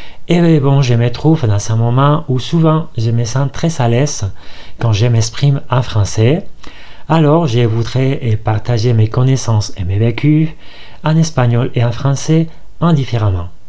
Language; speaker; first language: French; non-native, fluent; Spanish